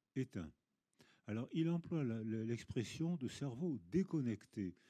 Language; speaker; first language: French; native; French